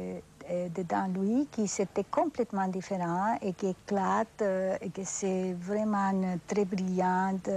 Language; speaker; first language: French; non-native, fluent; Spanish